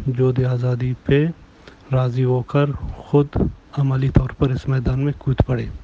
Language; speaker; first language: Urdu; non-native, local second language; Baluchi